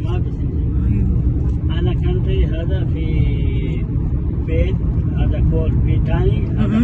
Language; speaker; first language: Arabic; non-native, learner; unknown